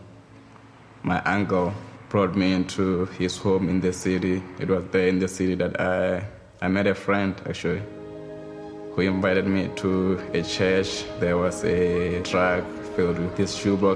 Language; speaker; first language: English; non-native, local second language; Southern Sotho